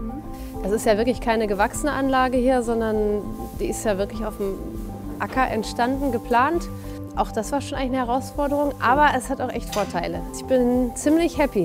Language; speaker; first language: German; native; German